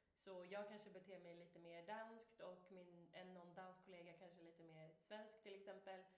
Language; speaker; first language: Swedish; native; Swedish